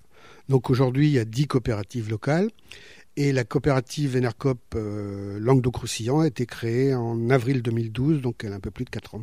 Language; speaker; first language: French; native; French